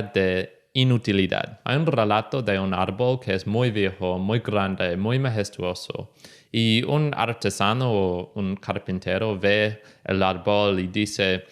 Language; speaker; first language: Spanish; non-native, fluent; English